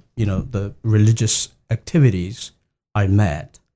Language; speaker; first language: English; non-native, fluent; Korean